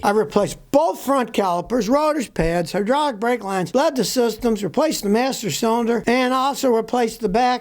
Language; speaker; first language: English; native; English